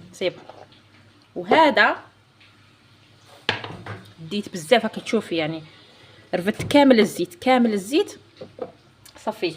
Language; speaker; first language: Arabic; native; Arabic